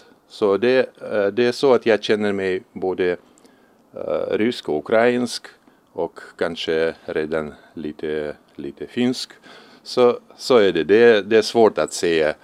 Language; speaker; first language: Swedish; non-native, fluent; Russian